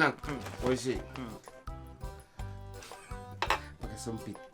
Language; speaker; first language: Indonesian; non-native, fluent; Japanese